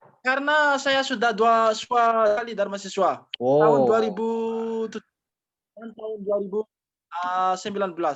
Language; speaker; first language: Indonesian; non-native, learner; Malagasy